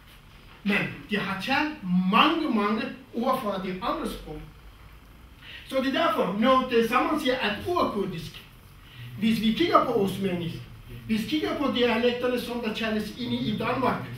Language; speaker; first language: Danish; non-native, fluent; Kurdish